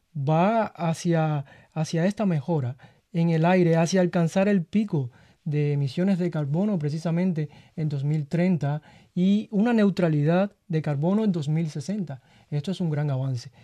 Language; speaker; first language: Spanish; native; Spanish